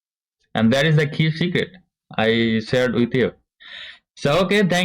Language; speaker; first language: English; non-native, learner; Bangla